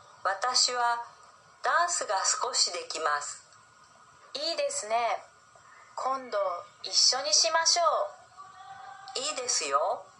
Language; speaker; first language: Japanese; non-native, learner; Indonesian